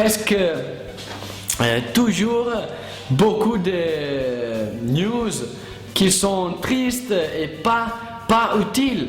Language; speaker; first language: French; non-native, learner; Italian